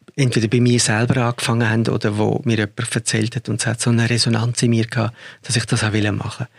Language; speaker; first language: German; native; German